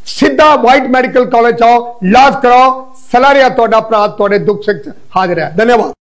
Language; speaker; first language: Hindi; non-native, local second language; Tamil